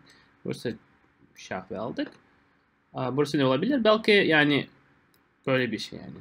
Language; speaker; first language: Turkish; non-native, fluent; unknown